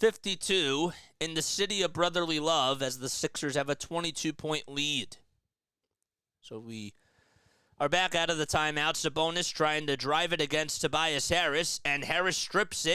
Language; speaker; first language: English; native; English